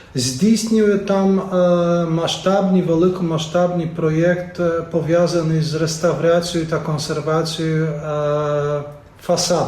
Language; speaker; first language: Ukrainian; non-native, fluent; Polish